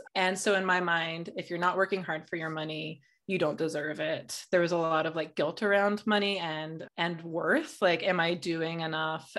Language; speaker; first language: English; native; English